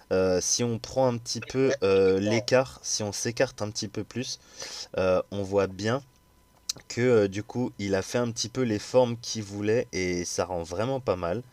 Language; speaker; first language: French; native; French